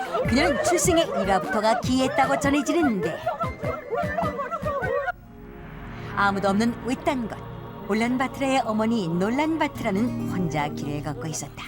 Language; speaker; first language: Korean; native; Korean